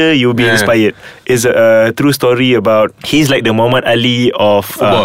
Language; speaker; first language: English; non-native, local second language; Malay